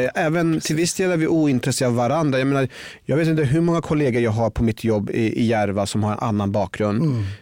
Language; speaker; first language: Swedish; early bilingual, other home language; Persian